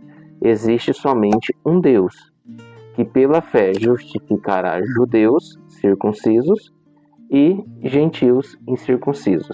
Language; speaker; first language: Portuguese; native; Portuguese